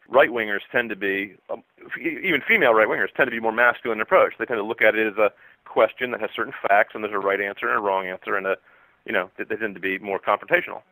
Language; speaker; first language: English; native; English